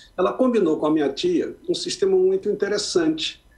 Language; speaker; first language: Portuguese; native; Portuguese